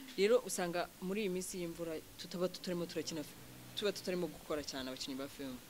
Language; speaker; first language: Kinyarwanda; native; Kinyarwanda